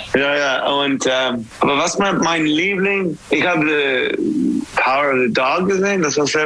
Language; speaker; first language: German; non-native, learner; English